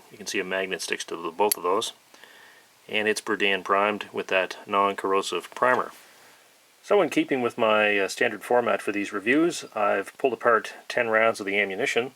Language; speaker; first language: English; native; English